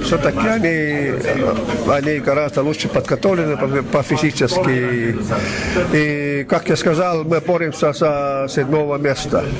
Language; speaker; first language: Russian; non-native, learner; Estonian